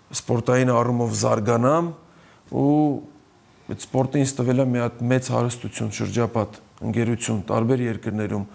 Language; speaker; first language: Armenian; early bilingual, heritage; Armenian